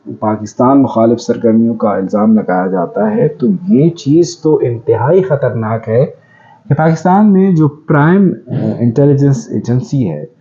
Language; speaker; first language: Urdu; non-native, local second language; Pashto